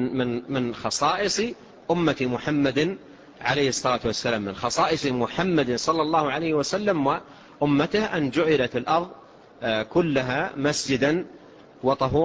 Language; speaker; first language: Arabic; native; Arabic